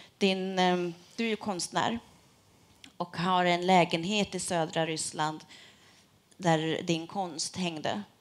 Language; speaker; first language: Swedish; native; Swedish